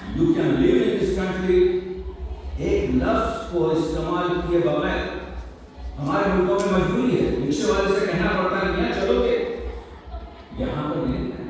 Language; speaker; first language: Urdu; native; Urdu